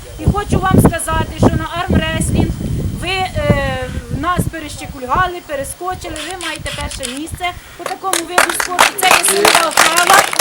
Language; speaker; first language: Ukrainian; native; Ukrainian